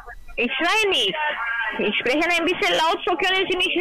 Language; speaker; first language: German; non-native, learner; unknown